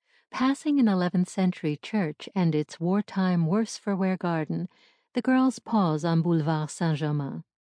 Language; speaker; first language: English; native; English